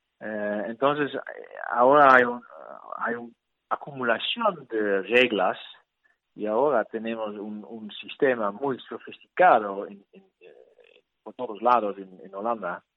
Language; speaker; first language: Spanish; non-native, learner; Dutch